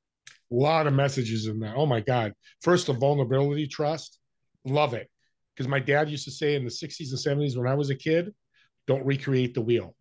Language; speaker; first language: English; native; English